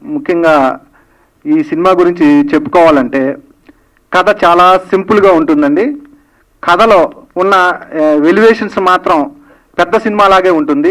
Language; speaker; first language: Telugu; native; Telugu